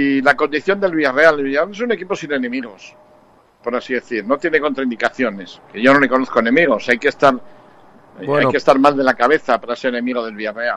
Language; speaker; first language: Spanish; native; Spanish